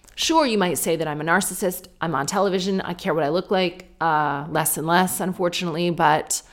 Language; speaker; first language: English; native; English